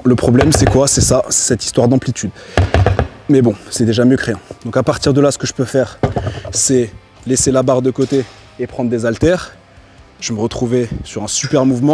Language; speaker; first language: French; native; French